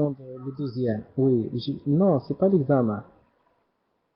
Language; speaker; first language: French; non-native, learner; Arabic